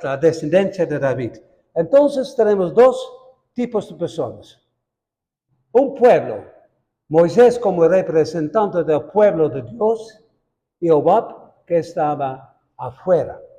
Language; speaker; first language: Spanish; non-native, fluent; Dutch